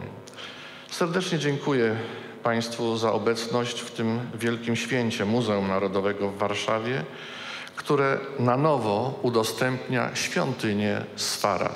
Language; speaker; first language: Polish; native; Polish